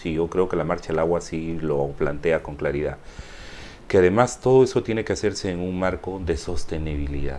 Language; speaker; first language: Spanish; native; Spanish